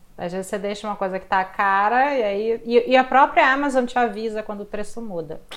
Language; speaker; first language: Portuguese; native; Portuguese